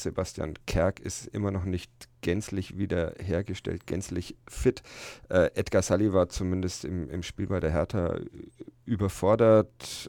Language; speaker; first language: German; native; German